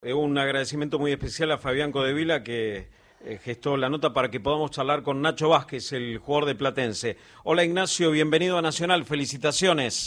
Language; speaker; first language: Spanish; native; Spanish